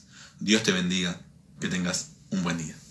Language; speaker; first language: Spanish; native; Spanish